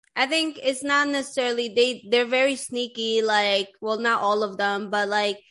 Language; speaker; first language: English; non-native, fluent; Swedish